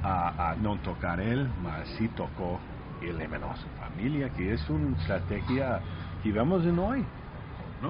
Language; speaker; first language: Spanish; early bilingual, heritage; Spanish